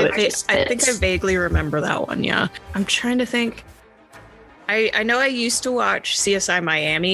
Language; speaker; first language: English; native; English